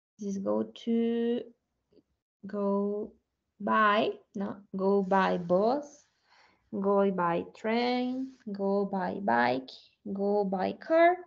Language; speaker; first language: English; non-native, learner; Spanish